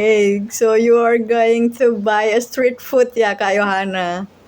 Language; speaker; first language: English; non-native, learner; Indonesian